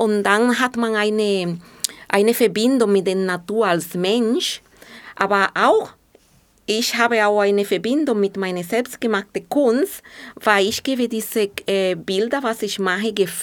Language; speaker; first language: German; non-native, fluent; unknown